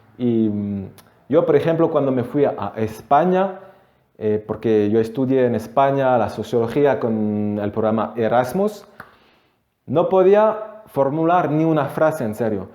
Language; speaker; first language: Spanish; non-native, fluent; French